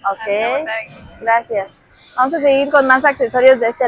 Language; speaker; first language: Spanish; native; Spanish